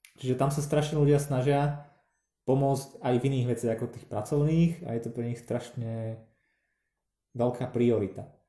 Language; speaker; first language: Slovak; native; Slovak